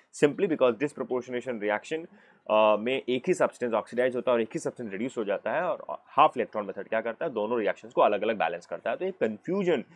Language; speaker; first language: Hindi; native; Hindi